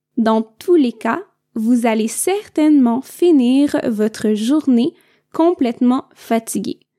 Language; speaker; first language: French; native; French